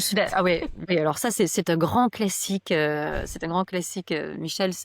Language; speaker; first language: French; native; French